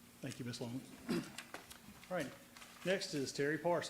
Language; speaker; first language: English; native; English